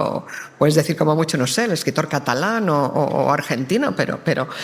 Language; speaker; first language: Spanish; native; Spanish